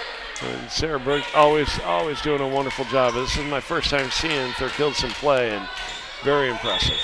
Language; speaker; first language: English; native; English